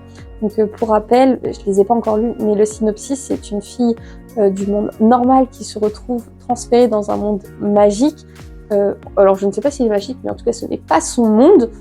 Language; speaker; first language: French; native; French